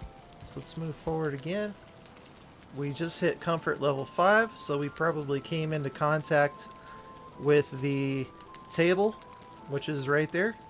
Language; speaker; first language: English; native; English